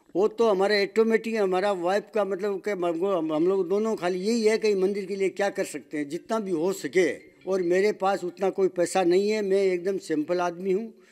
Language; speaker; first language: Hindi; native; Hindi